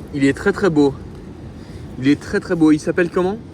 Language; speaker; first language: French; non-native, learner; English